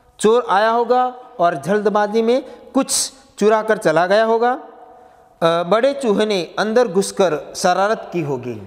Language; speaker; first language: Hindi; non-native, local second language; Gujarati